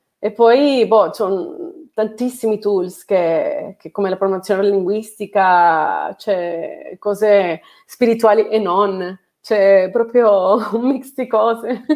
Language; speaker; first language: Italian; non-native, fluent; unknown